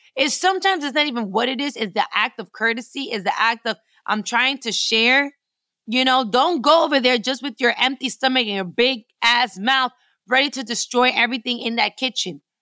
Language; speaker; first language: English; early bilingual, other home language; Spanish